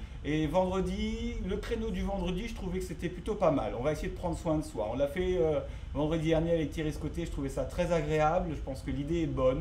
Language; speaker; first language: French; native; French